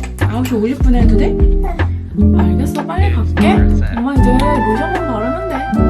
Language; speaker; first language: Korean; native; Korean